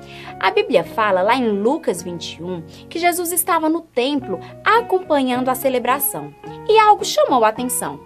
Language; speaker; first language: Portuguese; native; Portuguese